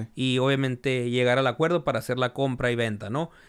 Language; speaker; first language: Spanish; early bilingual, heritage; Spanish